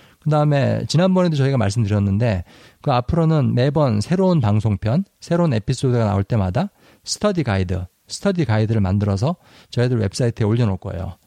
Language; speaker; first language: Korean; native; Korean